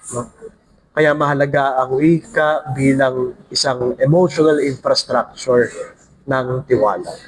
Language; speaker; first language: Filipino; native; Filipino